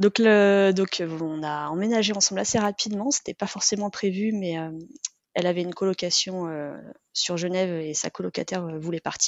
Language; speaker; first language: French; native; French